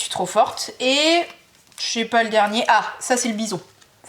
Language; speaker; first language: French; native; French